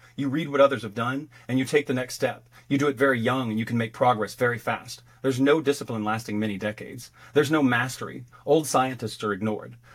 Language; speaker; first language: English; native; English